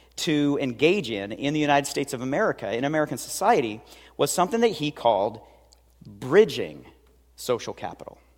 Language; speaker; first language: English; native; English